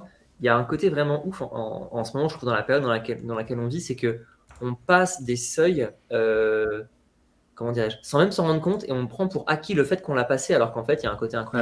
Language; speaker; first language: French; native; French